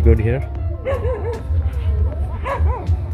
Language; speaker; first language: English; non-native, learner; Nepali